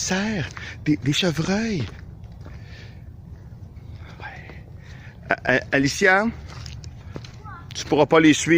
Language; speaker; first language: French; native; French